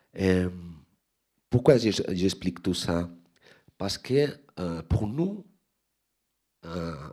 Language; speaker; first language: French; non-native, learner; Spanish